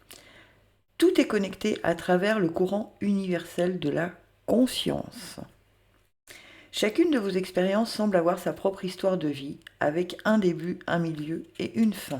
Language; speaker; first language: French; native; French